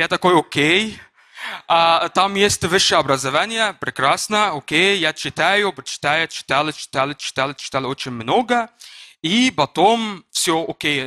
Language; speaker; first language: Russian; non-native, learner; Arabic